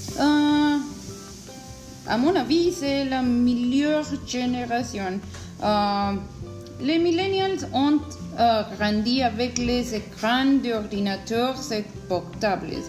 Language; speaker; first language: French; non-native, learner; Spanish